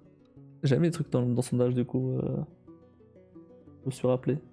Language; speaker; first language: French; native; French